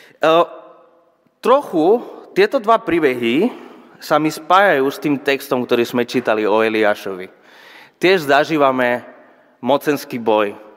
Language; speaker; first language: Slovak; non-native, fluent; Spanish